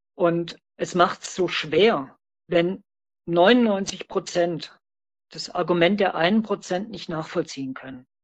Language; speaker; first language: German; native; German